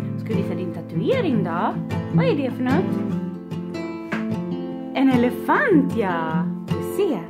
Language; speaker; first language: Swedish; native; Swedish